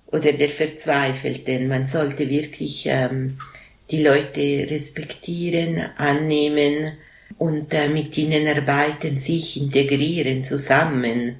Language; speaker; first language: German; non-native, fluent; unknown